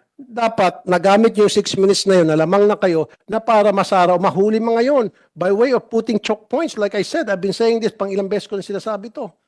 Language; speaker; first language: Filipino; native; Filipino